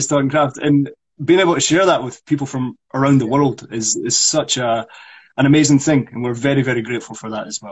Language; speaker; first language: English; non-native, local second language; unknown